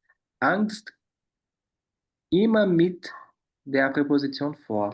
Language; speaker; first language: German; non-native, fluent; Portuguese